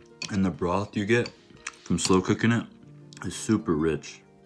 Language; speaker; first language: English; early bilingual, other home language; Japanese